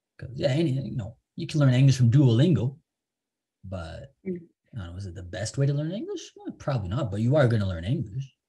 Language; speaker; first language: English; native; English